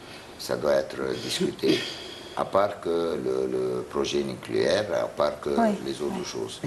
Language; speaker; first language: French; non-native, fluent; Arabic